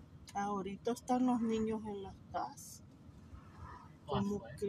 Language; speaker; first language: Spanish; native; Spanish